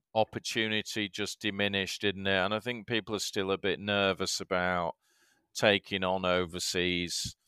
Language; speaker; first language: English; native; English